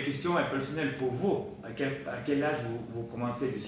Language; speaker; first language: French; non-native, learner; Bulgarian